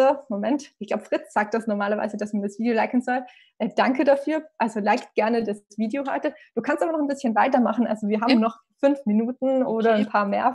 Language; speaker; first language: German; native; German